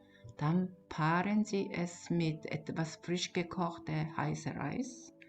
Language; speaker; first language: German; non-native, learner; Korean